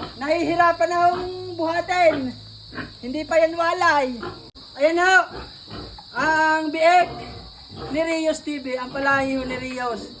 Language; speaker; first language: Filipino; native; Filipino